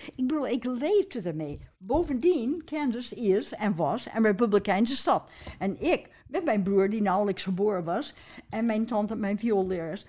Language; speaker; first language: Dutch; non-native, fluent; English